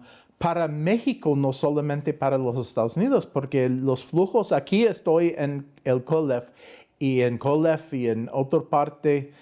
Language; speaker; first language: Spanish; non-native, fluent; English